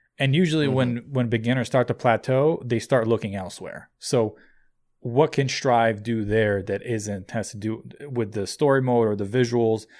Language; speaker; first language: English; native; English